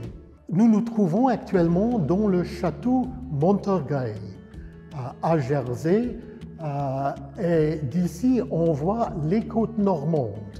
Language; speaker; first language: French; non-native, fluent; English